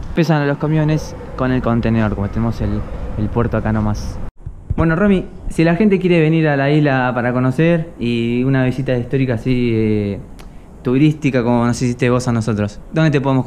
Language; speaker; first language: Spanish; native; Spanish